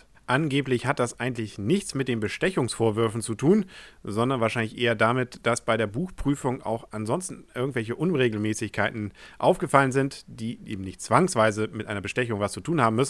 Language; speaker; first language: German; native; German